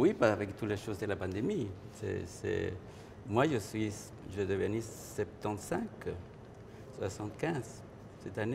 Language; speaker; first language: French; non-native, fluent; Spanish